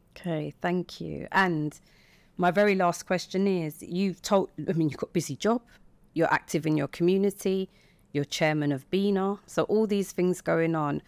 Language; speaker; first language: English; native; English